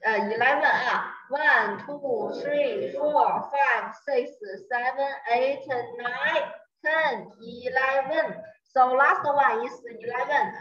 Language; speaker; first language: English; non-native, learner; Chinese